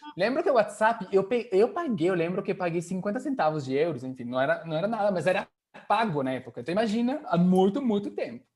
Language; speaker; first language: Portuguese; non-native, fluent; French